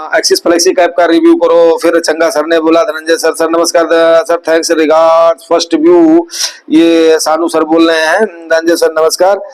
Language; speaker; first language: Hindi; non-native, local second language; Gujarati